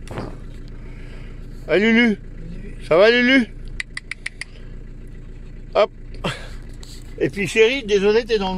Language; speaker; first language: French; native; French